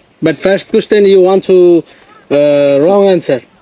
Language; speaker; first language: English; non-native, local second language; Bangla